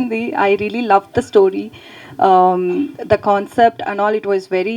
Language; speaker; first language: Telugu; non-native, learner; Tamil